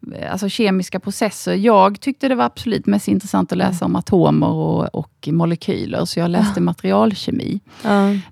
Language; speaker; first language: Swedish; native; Swedish